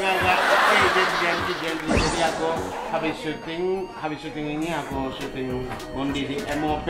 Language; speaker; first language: Indonesian; non-native, fluent; Japanese